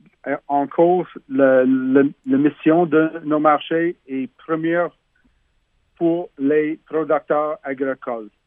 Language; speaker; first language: French; non-native, learner; English